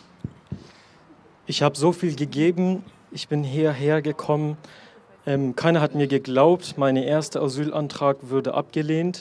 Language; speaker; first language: German; non-native, fluent; Persian